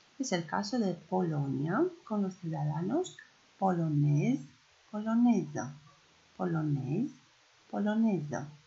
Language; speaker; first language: Spanish; non-native, fluent; Romanian